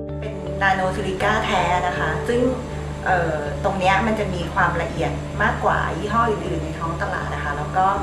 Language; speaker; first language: Thai; native; Thai